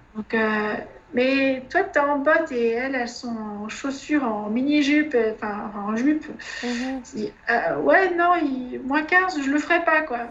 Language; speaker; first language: French; native; French